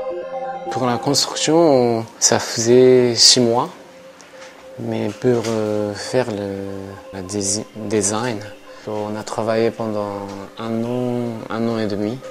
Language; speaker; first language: French; non-native, learner; Japanese